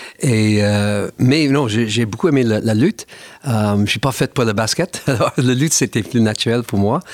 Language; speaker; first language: French; non-native, fluent; English